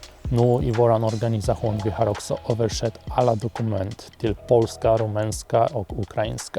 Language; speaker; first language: Swedish; non-native, fluent; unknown